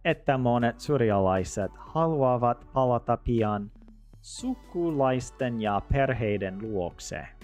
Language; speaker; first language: Finnish; non-native, learner; English